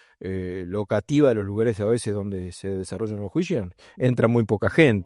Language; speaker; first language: Spanish; native; Spanish